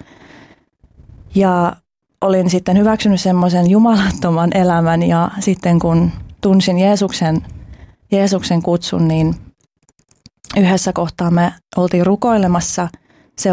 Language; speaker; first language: Finnish; early bilingual, other home language; Albanian